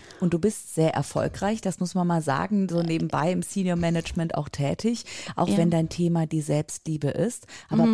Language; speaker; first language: German; native; German